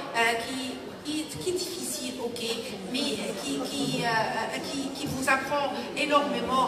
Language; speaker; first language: French; non-native, local second language; Arabic